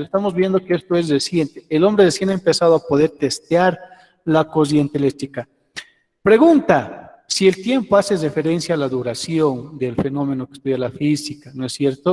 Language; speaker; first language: Spanish; native; Spanish